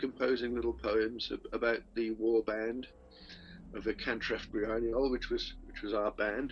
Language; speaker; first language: English; native; English